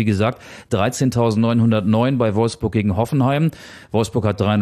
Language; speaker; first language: German; native; German